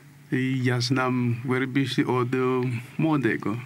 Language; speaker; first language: Polish; non-native, learner; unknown